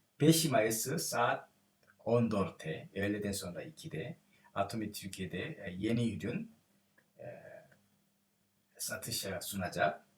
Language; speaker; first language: Turkish; non-native, learner; Korean